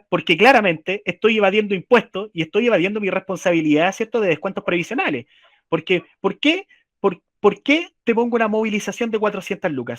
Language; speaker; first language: Spanish; native; Spanish